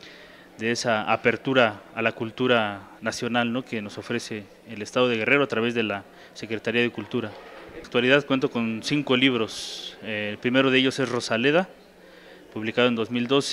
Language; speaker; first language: Spanish; native; Spanish